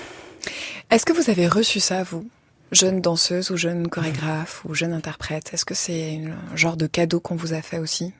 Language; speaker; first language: French; native; French